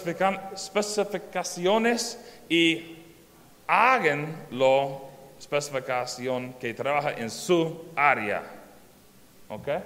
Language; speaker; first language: Spanish; non-native, learner; English